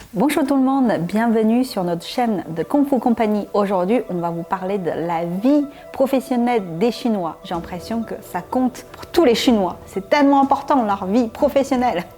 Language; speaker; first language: French; non-native, fluent; Chinese